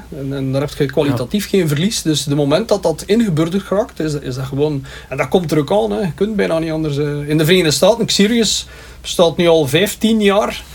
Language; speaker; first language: Dutch; native; Dutch